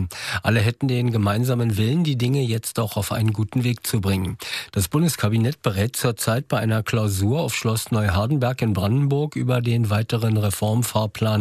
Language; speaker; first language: German; native; German